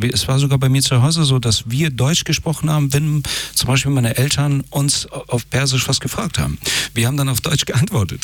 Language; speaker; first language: German; early bilingual, other home language; Persian